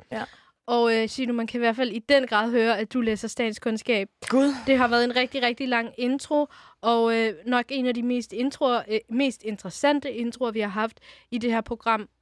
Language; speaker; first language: Danish; early bilingual, other home language; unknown